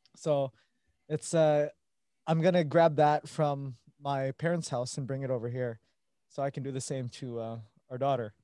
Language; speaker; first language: English; early bilingual, other home language; Filipino